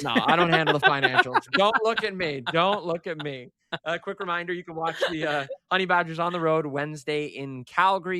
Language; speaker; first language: English; native; English